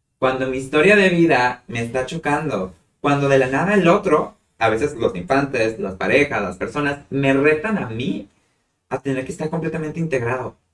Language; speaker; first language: Spanish; native; Spanish